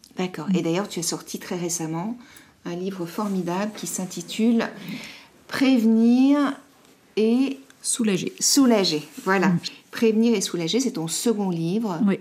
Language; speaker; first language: French; native; French